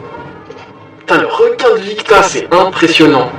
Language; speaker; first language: French; native; French